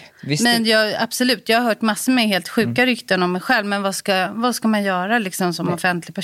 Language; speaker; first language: Swedish; native; Swedish